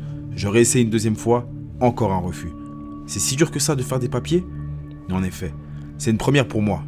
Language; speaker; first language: French; native; French